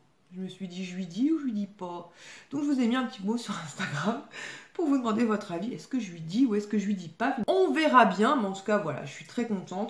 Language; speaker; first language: French; native; French